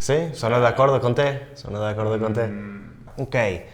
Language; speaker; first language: Italian; non-native, learner; English